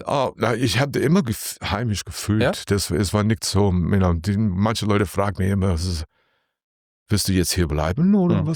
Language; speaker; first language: German; non-native, learner; English